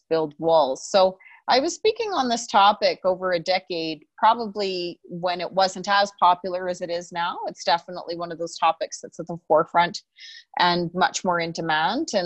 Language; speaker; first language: English; native; English